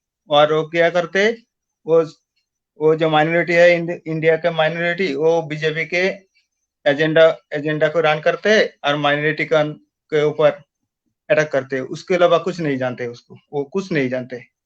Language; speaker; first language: Hindi; non-native, local second language; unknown